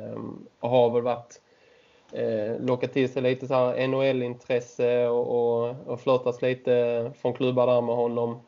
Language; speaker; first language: Swedish; native; Swedish